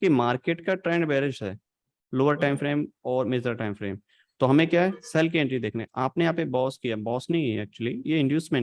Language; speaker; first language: Hindi; native; Hindi